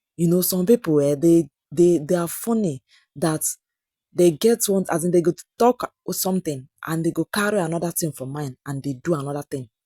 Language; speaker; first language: Nigerian Pidgin; non-native, local second language; Igbo